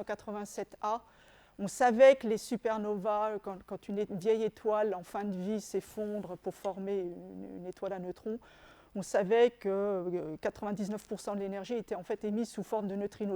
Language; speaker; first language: French; native; French